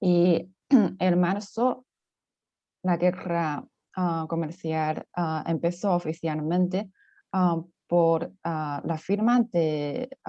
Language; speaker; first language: Spanish; non-native, fluent; Chinese